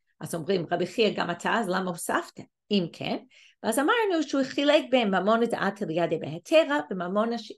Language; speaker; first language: Hebrew; non-native, fluent; English